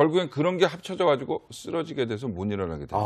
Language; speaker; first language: Korean; native; Korean